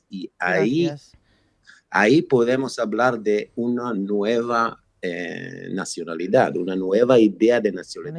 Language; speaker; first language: Spanish; non-native, fluent; Hebrew